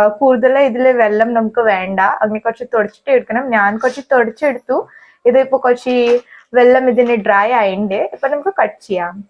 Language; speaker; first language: Malayalam; non-native, learner; Hindi